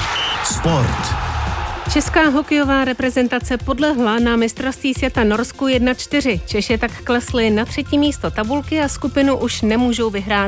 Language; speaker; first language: Czech; native; Czech